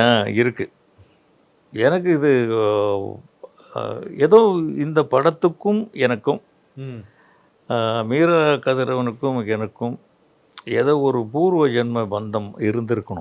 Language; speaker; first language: Tamil; native; Tamil